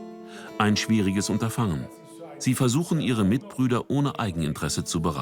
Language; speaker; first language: German; native; German